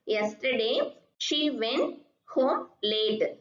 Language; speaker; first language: English; non-native, local second language; Tamil